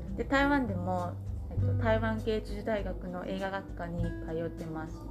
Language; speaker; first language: Japanese; non-native, fluent; Chinese